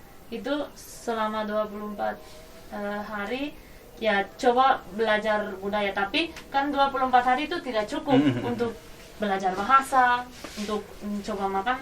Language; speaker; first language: Indonesian; non-native, fluent; Spanish